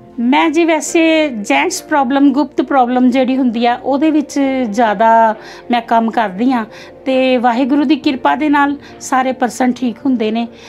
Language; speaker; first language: Punjabi; native; Punjabi